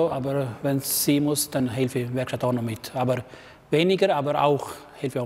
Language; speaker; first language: German; early bilingual, other home language; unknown